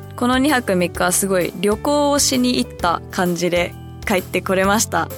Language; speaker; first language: Japanese; early bilingual, heritage; Japanese